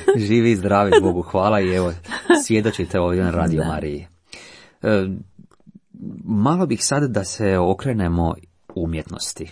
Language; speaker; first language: Croatian; native; Croatian